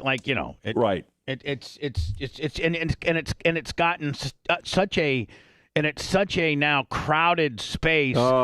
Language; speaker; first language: English; native; English